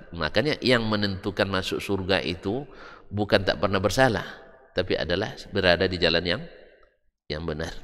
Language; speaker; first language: Indonesian; non-native, local second language; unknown